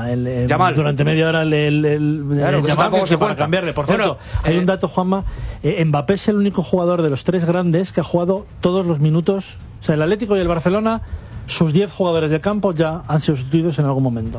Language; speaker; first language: Spanish; native; Spanish